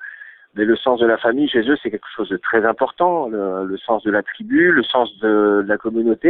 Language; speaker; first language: French; native; French